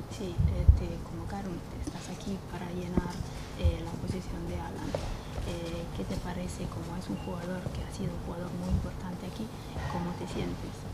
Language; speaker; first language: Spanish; non-native, fluent; Italian